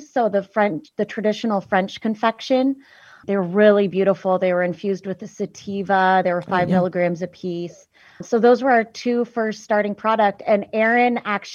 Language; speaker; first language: English; native; English